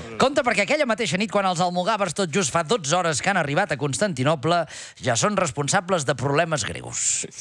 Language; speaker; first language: Catalan; native; Catalan